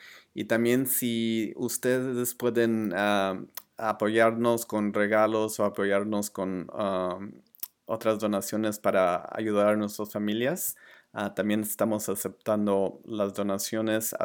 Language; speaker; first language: Spanish; early bilingual, other home language; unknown